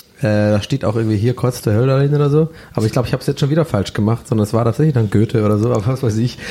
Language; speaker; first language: German; native; German